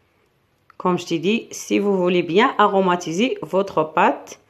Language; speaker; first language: French; non-native, local second language; Arabic